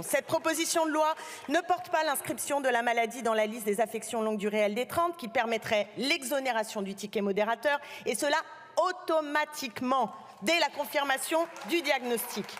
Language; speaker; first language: French; native; French